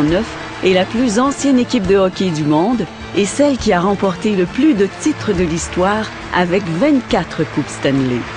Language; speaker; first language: French; native; French